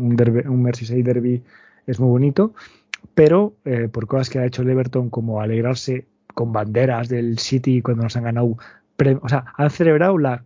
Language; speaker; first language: Spanish; native; Spanish